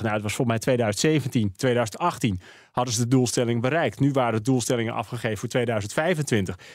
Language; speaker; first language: Dutch; native; Dutch